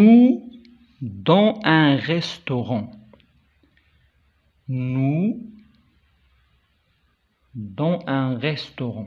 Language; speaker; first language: French; non-native, local second language; Arabic